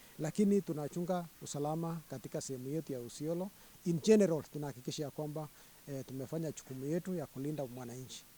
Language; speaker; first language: Swahili; non-native, local second language; Kalenjin